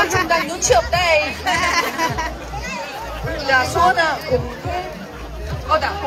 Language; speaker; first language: Korean; non-native, learner; Filipino